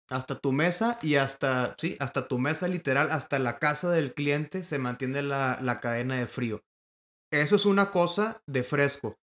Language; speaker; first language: Spanish; native; Spanish